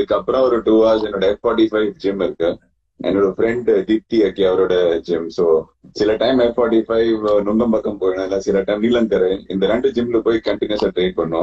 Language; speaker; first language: Tamil; non-native, fluent; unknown